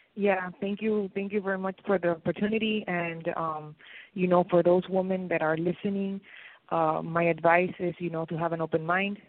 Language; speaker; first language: English; non-native, fluent; Spanish